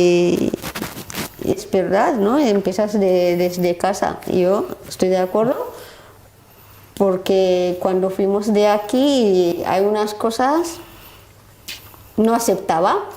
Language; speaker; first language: Spanish; non-native, learner; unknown